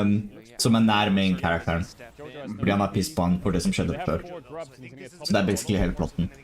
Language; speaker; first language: Norwegian; native; Norwegian